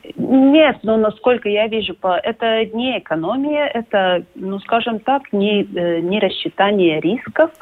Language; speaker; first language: Russian; non-native, local second language; Latvian